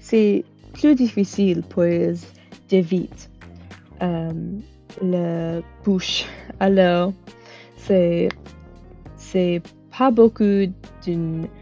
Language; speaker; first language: French; non-native, learner; English